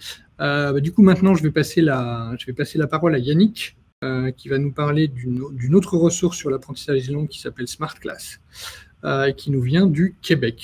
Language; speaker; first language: French; native; French